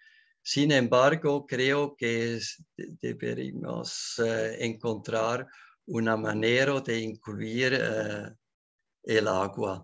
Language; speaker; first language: Spanish; non-native, learner; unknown